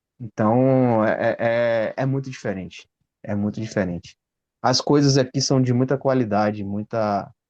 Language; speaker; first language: Portuguese; native; Portuguese